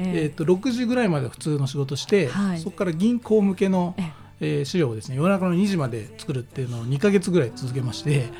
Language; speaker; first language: Japanese; native; Japanese